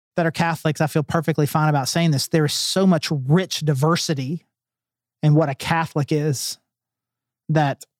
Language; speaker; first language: English; native; English